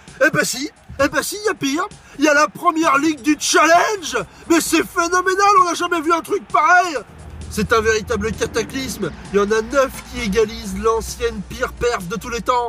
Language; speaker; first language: French; native; French